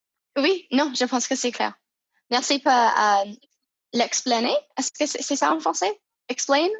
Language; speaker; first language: French; non-native, fluent; English